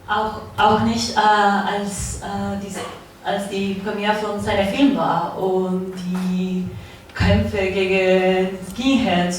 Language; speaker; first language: German; non-native, fluent; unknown